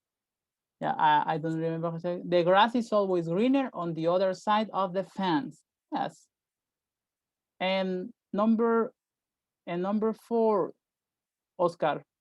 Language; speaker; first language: English; non-native, fluent; Spanish